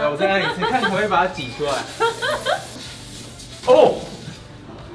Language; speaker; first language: Chinese; native; Chinese